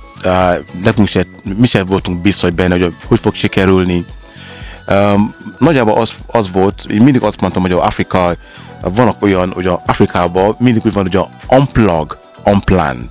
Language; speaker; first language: Hungarian; non-native, learner; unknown